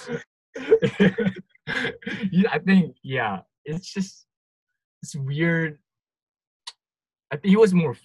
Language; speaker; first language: English; non-native, fluent; Turkish